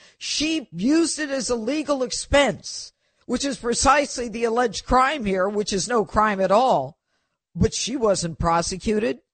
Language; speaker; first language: English; native; English